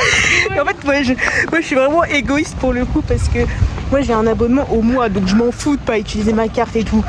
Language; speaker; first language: French; native; French